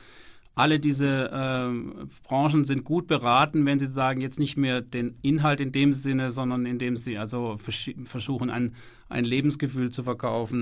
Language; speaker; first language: German; native; German